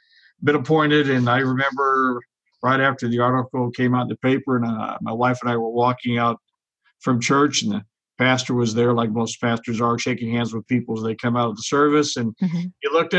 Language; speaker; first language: English; native; English